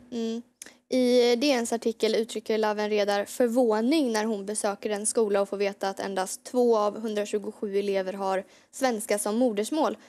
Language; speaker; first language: Swedish; native; Swedish